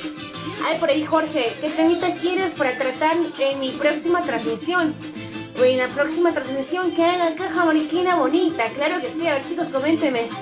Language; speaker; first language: Spanish; native; Spanish